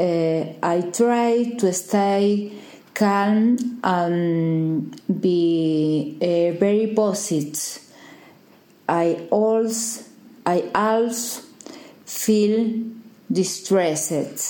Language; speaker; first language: English; non-native, learner; Spanish